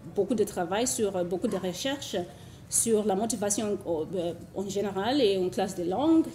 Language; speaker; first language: French; non-native, fluent; Shona